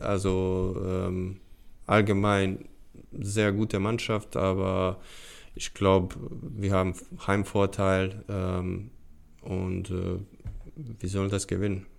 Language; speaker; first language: German; non-native, fluent; Bosnian